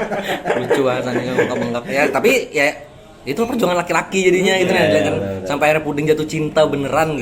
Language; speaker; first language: Indonesian; native; Indonesian